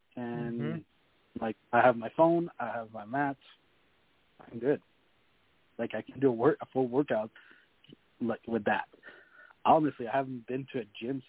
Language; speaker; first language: English; non-native, fluent; French